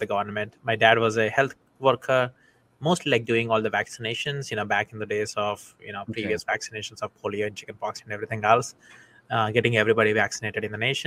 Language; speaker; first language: English; non-native, local second language; Telugu